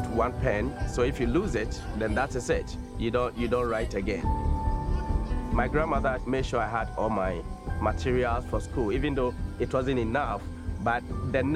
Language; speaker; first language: English; non-native, local second language; Akan